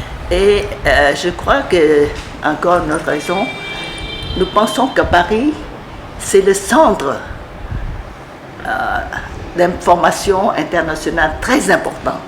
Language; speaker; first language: French; non-native, fluent; Vietnamese